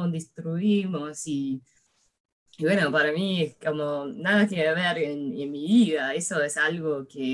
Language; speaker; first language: Spanish; early bilingual, heritage; Spanish